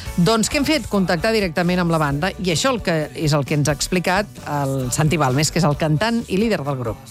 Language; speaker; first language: Catalan; native; Catalan